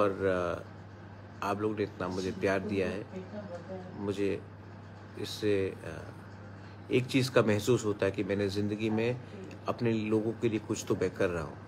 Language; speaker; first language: Hindi; non-native, local second language; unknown